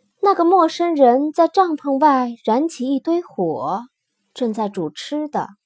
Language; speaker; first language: Chinese; native; Chinese